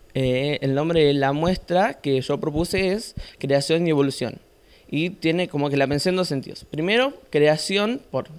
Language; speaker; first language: Spanish; native; Spanish